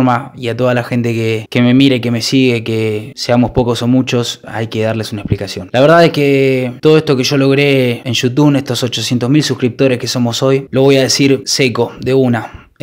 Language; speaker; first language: Spanish; native; Spanish